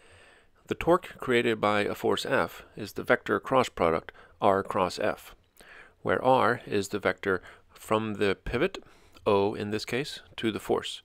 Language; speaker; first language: English; native; English